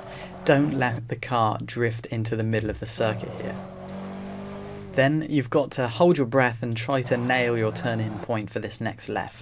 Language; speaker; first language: English; native; English